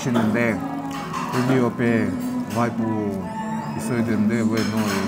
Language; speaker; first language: Korean; non-native, fluent; Russian